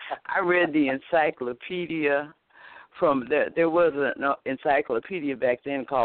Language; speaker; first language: English; native; English